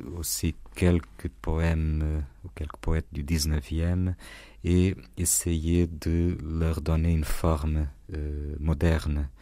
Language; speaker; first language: French; non-native, fluent; Portuguese